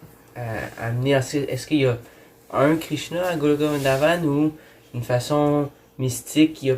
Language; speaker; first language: French; native; French